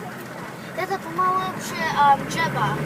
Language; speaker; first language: Polish; early bilingual, heritage; Polish